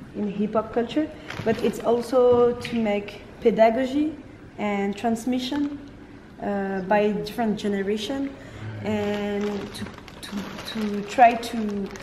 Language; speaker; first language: English; non-native, fluent; French